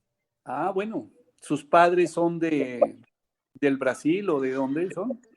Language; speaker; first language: Spanish; native; Spanish